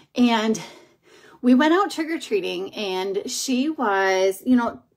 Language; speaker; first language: English; native; English